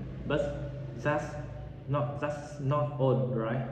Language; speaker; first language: English; non-native, learner; Vietnamese